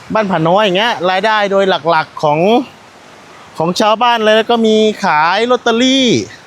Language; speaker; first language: Thai; non-native, local second language; Northeastern Thai